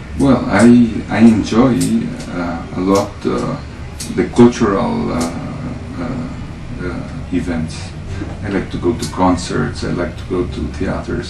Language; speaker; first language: English; non-native, learner; Spanish